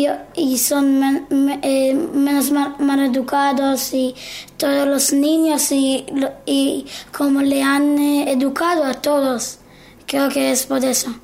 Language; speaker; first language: Spanish; early bilingual, heritage; Hebrew